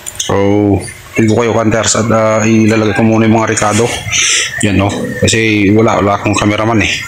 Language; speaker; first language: Filipino; non-native, local second language; Iloko